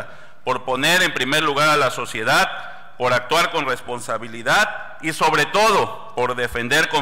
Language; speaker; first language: Spanish; native; Spanish